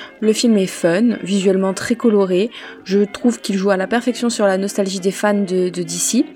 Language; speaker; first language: French; native; French